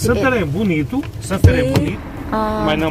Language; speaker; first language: Portuguese; native; Portuguese